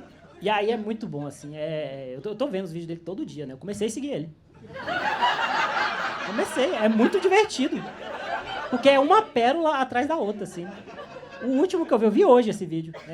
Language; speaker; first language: Portuguese; native; Portuguese